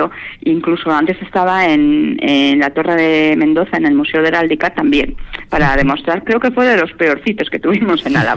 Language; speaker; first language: Spanish; native; Spanish